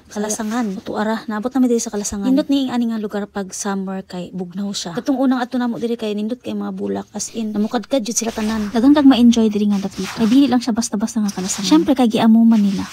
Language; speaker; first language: Cebuano; native; Cebuano